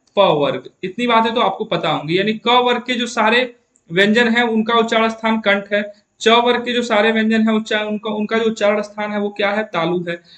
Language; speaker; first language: Hindi; native; Hindi